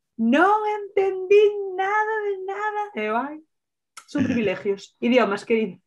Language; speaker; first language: Galician; native; Galician